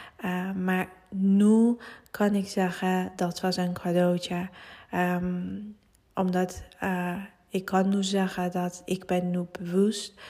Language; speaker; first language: Dutch; non-native, fluent; Persian